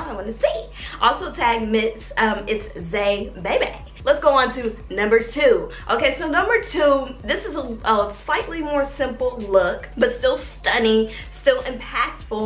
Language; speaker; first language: English; native; English